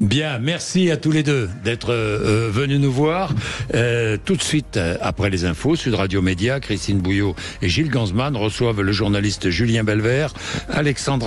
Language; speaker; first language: French; native; French